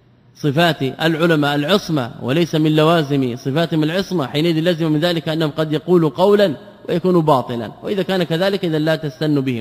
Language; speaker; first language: Arabic; native; Arabic